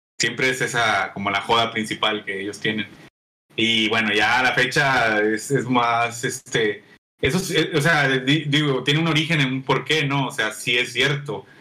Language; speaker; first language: Spanish; native; Spanish